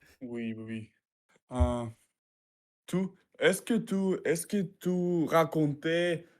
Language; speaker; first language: French; non-native, learner; Russian